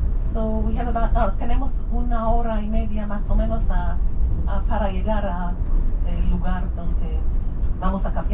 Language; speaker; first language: Spanish; non-native, learner; Hebrew